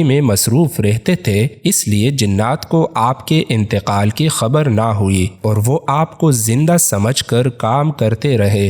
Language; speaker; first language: Urdu; native; Urdu